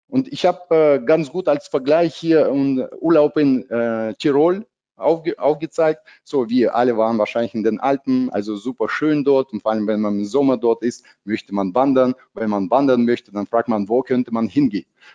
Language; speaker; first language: German; non-native, fluent; Russian